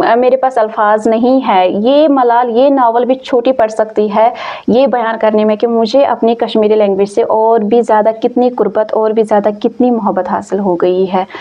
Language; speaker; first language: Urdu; non-native, local second language; Kashmiri